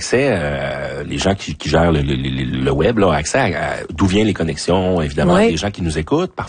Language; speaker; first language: French; native; French